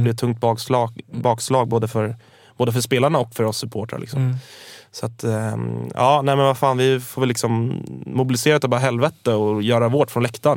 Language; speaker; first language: Swedish; native; Swedish